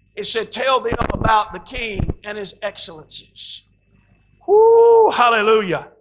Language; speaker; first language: English; native; English